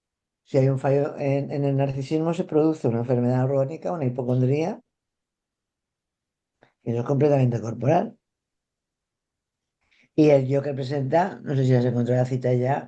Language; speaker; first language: Spanish; native; Spanish